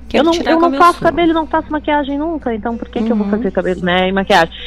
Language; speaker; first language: Portuguese; native; Portuguese